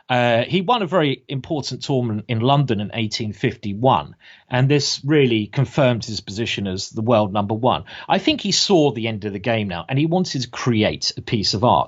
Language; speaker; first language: English; native; English